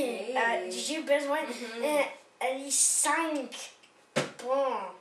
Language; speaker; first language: French; non-native, learner; English